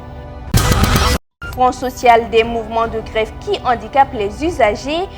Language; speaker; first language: French; non-native, local second language; Bambara